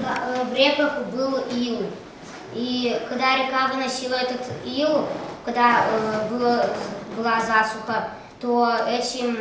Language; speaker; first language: Russian; native; Russian